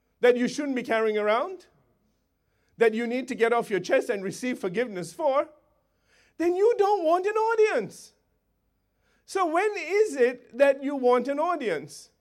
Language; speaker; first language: English; native; English